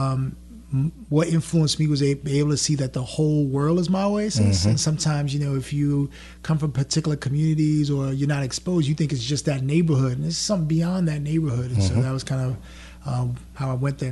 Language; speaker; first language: English; early bilingual, other home language; French